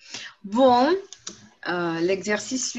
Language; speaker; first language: French; non-native, fluent; Russian